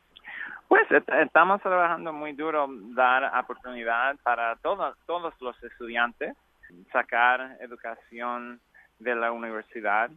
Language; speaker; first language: Spanish; non-native, learner; English